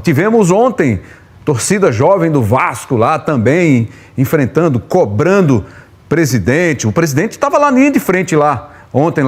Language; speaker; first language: Portuguese; native; Portuguese